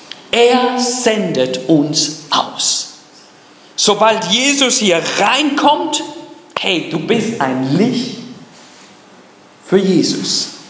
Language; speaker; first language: German; non-native, fluent; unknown